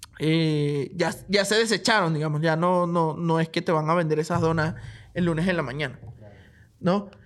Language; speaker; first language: Spanish; native; Spanish